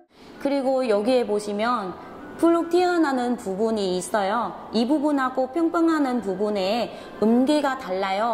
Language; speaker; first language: Korean; non-native, fluent; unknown